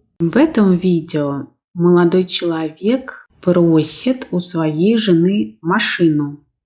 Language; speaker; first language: Russian; native; Russian